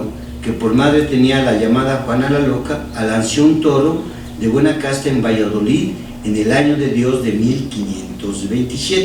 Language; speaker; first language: Spanish; native; Spanish